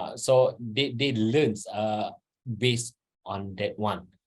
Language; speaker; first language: English; non-native, local second language; Malay